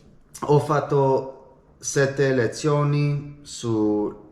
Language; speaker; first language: Italian; non-native, learner; English